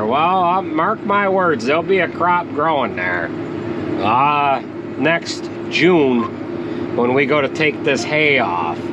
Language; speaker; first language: English; native; English